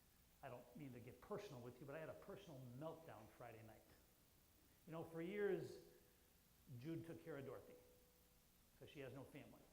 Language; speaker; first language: English; native; English